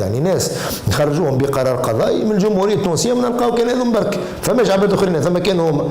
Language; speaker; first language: Arabic; native; Arabic